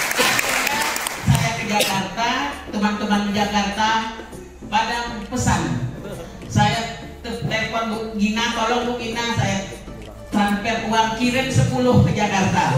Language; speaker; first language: Indonesian; native; Indonesian